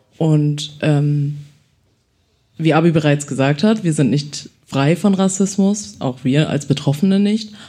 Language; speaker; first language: German; early bilingual, other home language; Chinese